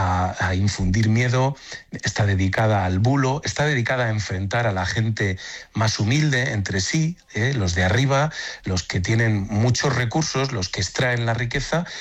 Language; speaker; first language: Spanish; native; Spanish